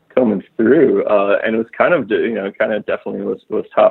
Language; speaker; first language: English; native; English